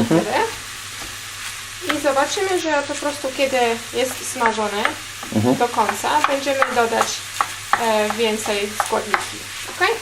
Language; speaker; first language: Polish; non-native, learner; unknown